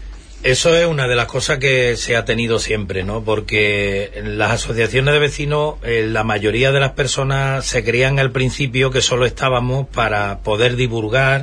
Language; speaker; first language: Spanish; native; Spanish